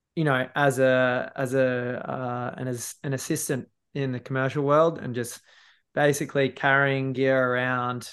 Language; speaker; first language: English; native; English